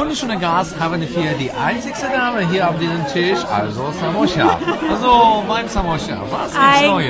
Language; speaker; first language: German; non-native, fluent; Polish